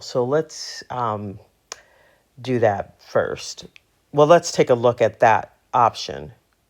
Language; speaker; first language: English; native; English